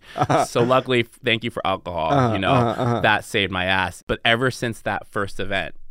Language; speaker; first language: English; native; English